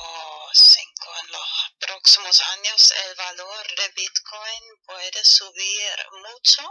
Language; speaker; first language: Spanish; non-native, fluent; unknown